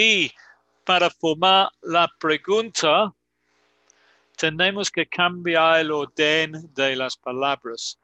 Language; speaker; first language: Spanish; non-native, fluent; English